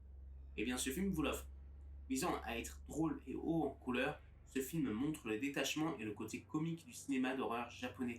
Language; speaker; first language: French; native; French